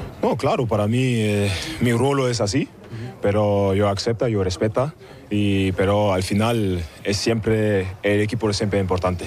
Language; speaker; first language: Spanish; non-native, fluent; German